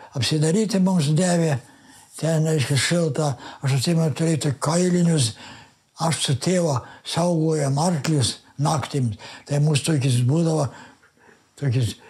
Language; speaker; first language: Lithuanian; non-native, local second language; Yiddish